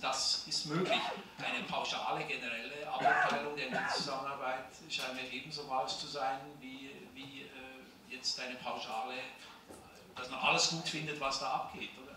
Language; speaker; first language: German; native; German